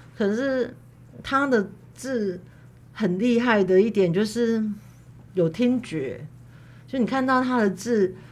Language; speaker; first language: Chinese; native; Chinese